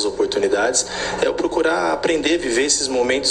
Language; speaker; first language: Portuguese; native; Portuguese